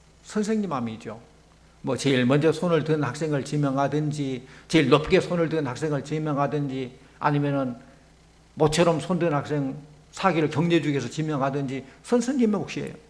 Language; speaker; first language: Korean; native; Korean